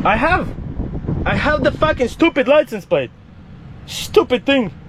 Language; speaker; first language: English; non-native, learner; Latvian